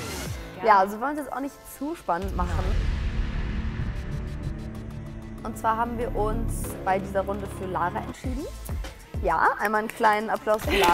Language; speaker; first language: German; native; German